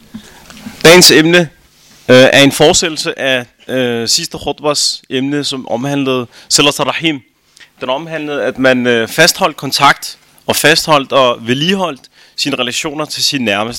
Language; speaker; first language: Danish; early bilingual, other home language; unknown